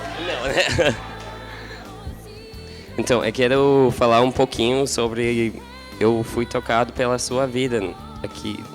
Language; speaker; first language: Portuguese; non-native, learner; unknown